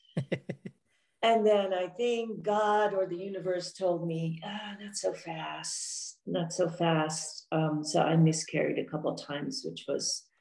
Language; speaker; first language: English; non-native, fluent; Dutch